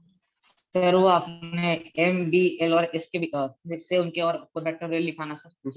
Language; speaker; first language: Hindi; native; Hindi